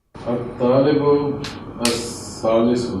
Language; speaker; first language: Arabic; non-native, learner; Urdu